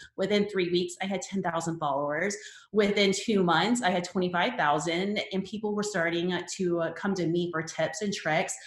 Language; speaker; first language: English; native; English